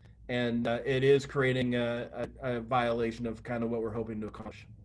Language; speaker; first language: English; native; English